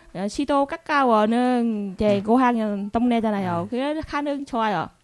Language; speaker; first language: Korean; non-native, learner; Vietnamese